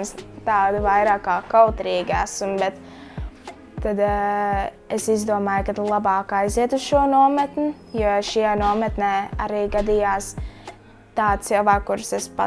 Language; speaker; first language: Latvian; early bilingual, heritage; Latvian